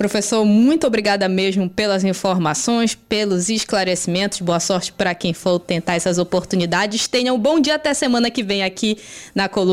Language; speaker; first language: Portuguese; native; Portuguese